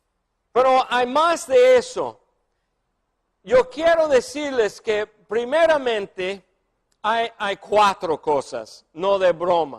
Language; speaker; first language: Spanish; non-native, fluent; English